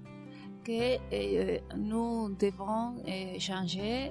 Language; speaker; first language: French; non-native, learner; Spanish